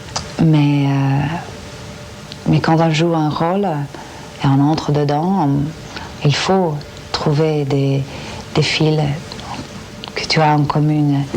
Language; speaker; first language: French; non-native, fluent; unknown